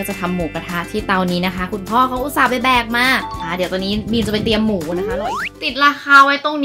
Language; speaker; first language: Thai; native; Thai